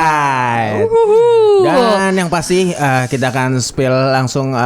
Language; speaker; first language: Indonesian; native; Indonesian